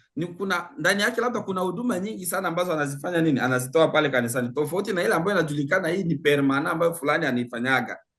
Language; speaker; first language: Swahili; native; Swahili